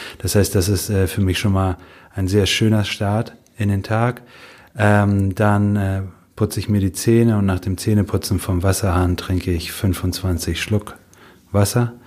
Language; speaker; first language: German; early bilingual, other home language; Russian